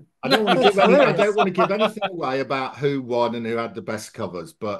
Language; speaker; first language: English; native; English